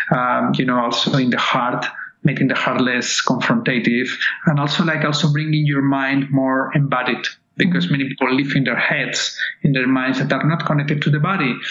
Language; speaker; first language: English; non-native, fluent; Spanish